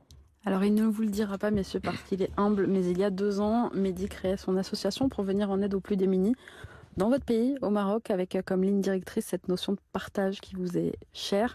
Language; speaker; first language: French; native; French